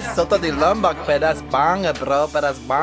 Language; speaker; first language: Indonesian; non-native, learner; English